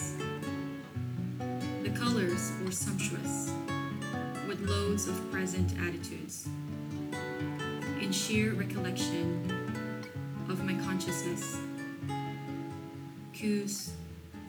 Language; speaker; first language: English; non-native, fluent; Portuguese